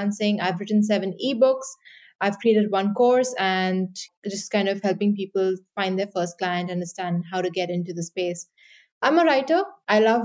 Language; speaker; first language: English; non-native, local second language; Hindi